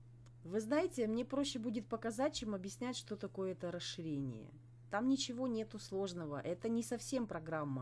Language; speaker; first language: Russian; native; Russian